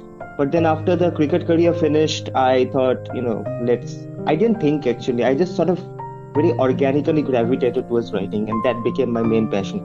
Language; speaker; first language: English; non-native, local second language; Bangla